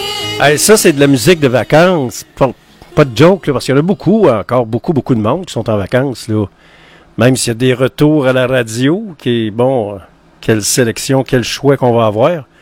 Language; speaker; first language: French; native; French